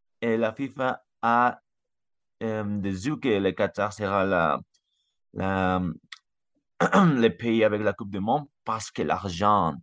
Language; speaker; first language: French; non-native, learner; Spanish